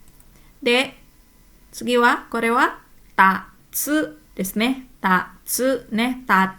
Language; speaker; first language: Japanese; non-native, fluent; Indonesian